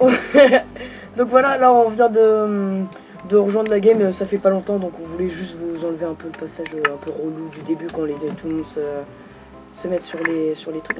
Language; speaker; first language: French; native; French